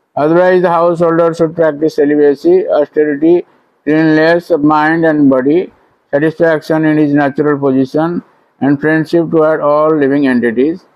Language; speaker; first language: English; non-native, local second language; Odia